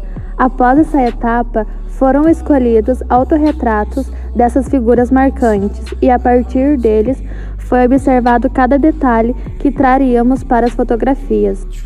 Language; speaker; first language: Portuguese; native; Portuguese